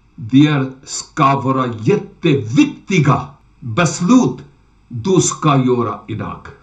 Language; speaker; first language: Swedish; non-native, learner; Urdu